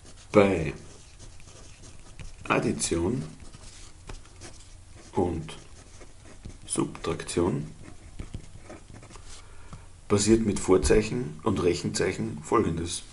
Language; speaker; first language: German; native; German